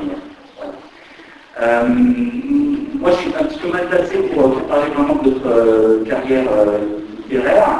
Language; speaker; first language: French; native; French